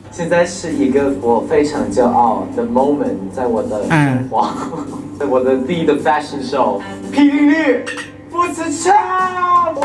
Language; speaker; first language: Chinese; non-native, learner; Thai